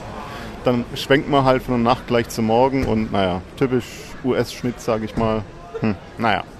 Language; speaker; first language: German; native; German